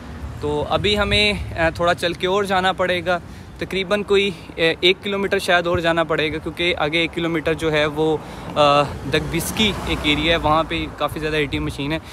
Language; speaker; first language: Urdu; non-native, local second language; Punjabi